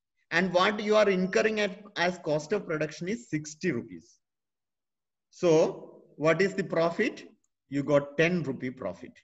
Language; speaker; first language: English; non-native, local second language; Malayalam